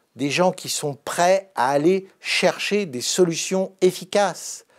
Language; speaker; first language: French; native; French